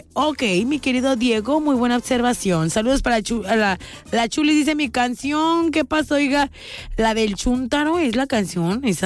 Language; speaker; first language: Spanish; native; Spanish